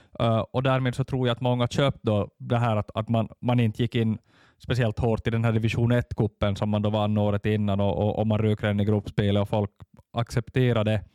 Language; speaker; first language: Swedish; native; Swedish